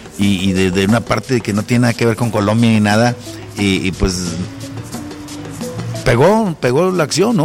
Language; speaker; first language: Spanish; native; Spanish